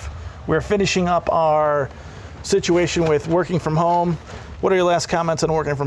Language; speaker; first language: English; native; English